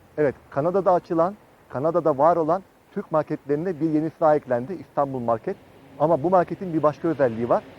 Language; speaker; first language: Turkish; native; Turkish